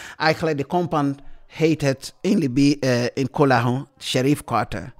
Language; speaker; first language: Dutch; non-native, fluent; English